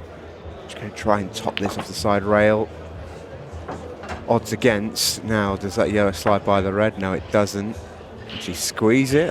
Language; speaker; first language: English; native; English